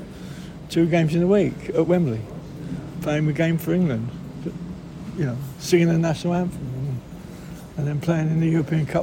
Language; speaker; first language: English; native; English